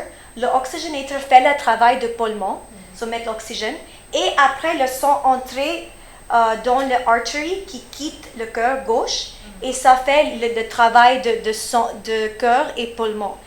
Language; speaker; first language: French; early bilingual, heritage; French